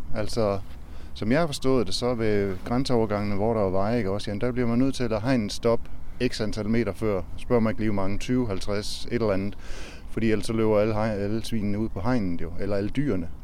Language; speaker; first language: Danish; native; Danish